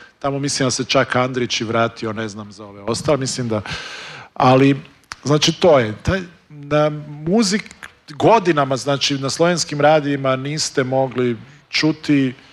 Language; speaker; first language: Croatian; early bilingual, heritage; Serbian